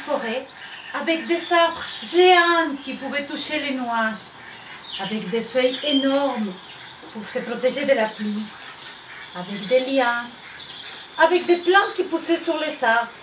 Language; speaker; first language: French; non-native, fluent; Spanish